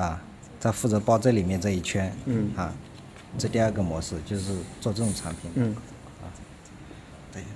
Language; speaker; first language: Chinese; native; Chinese